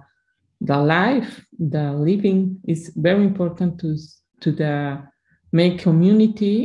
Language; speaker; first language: English; non-native, learner; Spanish